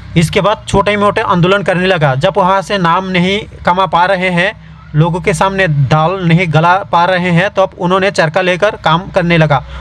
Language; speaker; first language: Hindi; non-native, local second language; Bangla